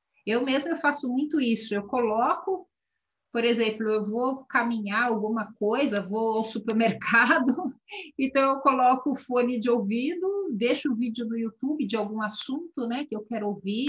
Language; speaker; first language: Portuguese; native; Portuguese